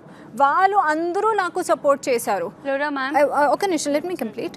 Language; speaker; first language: Telugu; non-native, learner; Hindi